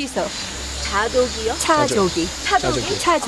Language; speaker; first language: Korean; native; Korean